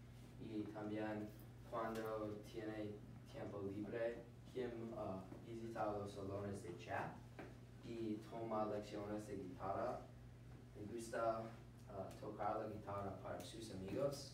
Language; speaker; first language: Spanish; non-native, learner; English